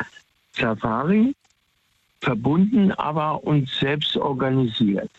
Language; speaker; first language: German; native; German